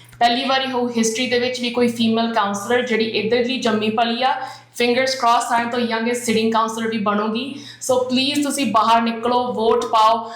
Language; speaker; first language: Punjabi; early bilingual, heritage; Punjabi